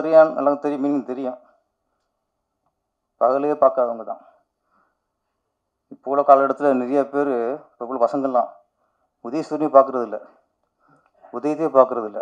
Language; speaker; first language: Tamil; native; Tamil